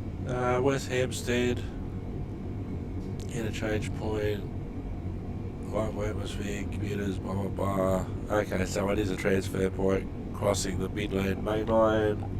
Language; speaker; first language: English; native; English